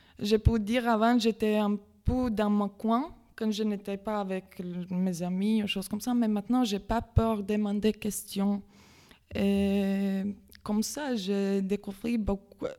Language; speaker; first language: French; non-native, learner; Latvian